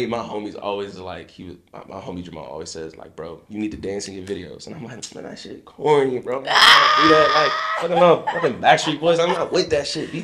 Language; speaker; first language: English; native; English